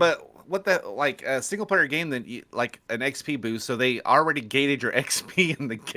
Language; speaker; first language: English; native; English